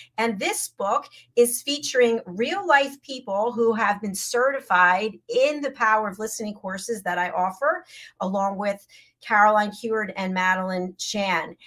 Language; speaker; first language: English; native; English